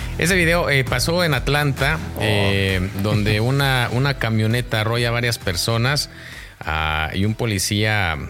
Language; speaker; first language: Spanish; early bilingual, heritage; Spanish